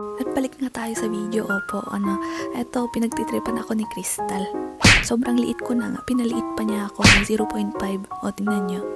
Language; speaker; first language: Filipino; non-native, local second language; Iloko